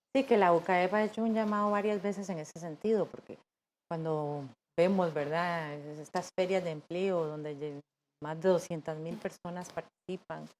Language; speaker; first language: Spanish; native; Spanish